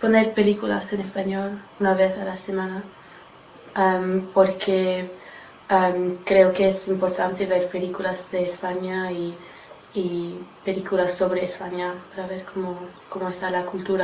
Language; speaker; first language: Spanish; non-native, learner; English